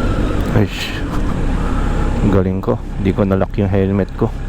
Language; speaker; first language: Filipino; native; Filipino